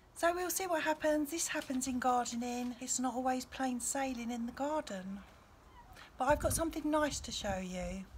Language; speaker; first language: English; native; English